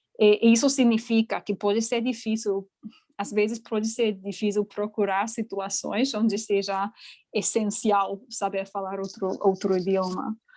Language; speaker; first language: Portuguese; non-native, fluent; English